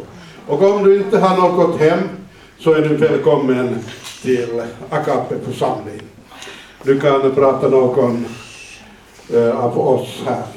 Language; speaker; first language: Swedish; non-native, fluent; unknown